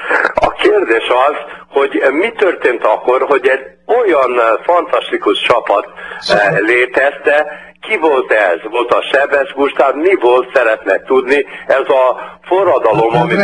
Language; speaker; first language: Hungarian; early bilingual, heritage; Portuguese